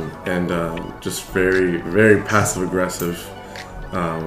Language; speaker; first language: English; native; English